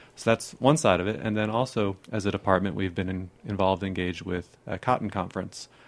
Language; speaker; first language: English; native; English